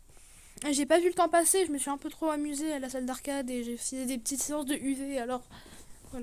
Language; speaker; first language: French; native; French